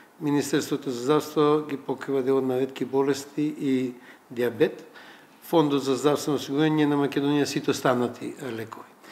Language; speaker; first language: Macedonian; native; Macedonian